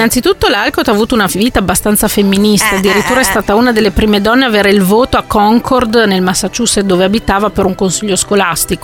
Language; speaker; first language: Italian; native; Italian